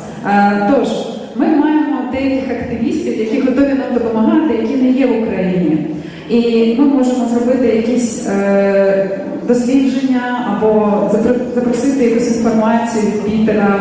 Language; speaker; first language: Ukrainian; native; Ukrainian